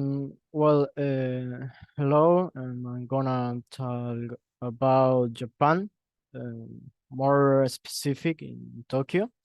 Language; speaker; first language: English; non-native, learner; Spanish